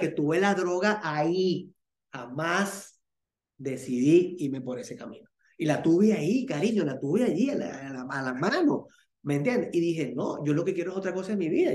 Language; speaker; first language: Spanish; native; Spanish